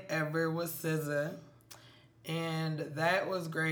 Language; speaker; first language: English; native; English